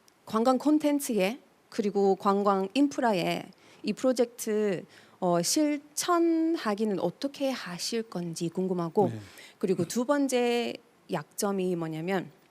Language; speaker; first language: Korean; non-native, fluent; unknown